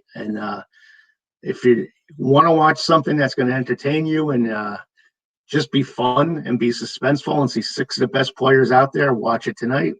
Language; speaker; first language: English; native; English